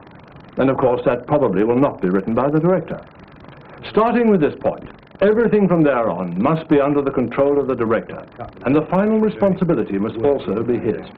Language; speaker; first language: English; native; English